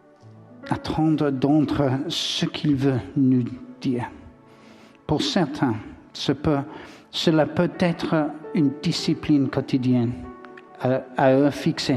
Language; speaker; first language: French; non-native, learner; English